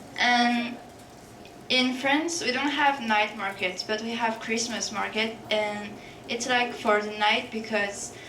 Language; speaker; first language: English; non-native, fluent; French